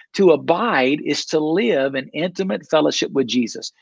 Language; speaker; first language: English; native; English